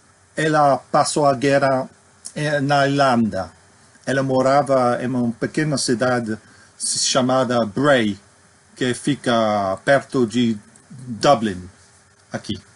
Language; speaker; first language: Portuguese; non-native, fluent; English